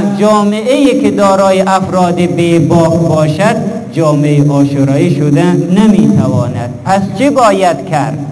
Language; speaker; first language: Persian; native; Persian